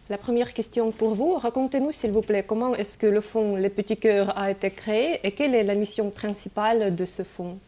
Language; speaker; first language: French; non-native, fluent; Russian